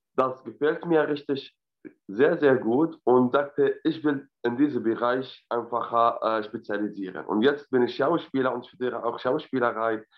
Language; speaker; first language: German; non-native, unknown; Arabic